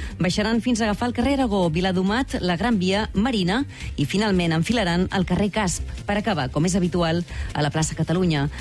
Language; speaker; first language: Catalan; native; Catalan